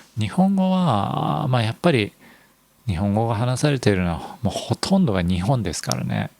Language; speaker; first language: Japanese; native; Japanese